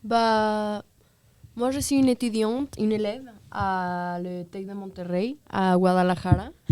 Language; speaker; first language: French; non-native, fluent; Spanish